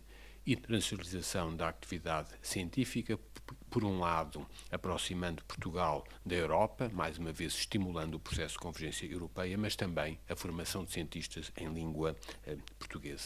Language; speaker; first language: Portuguese; native; Portuguese